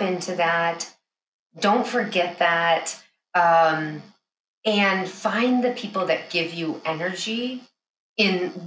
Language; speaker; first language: English; native; English